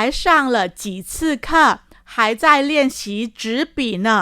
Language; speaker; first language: Chinese; non-native, fluent; Thai